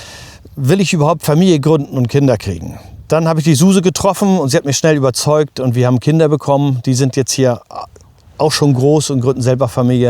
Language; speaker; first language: German; native; German